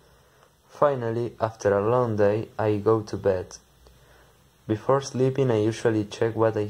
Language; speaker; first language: English; non-native, learner; Spanish